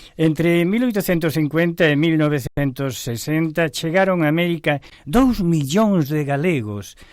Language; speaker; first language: Galician; early bilingual, heritage; Spanish